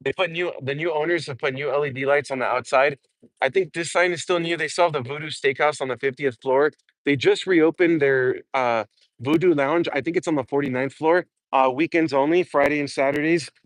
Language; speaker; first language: English; native; English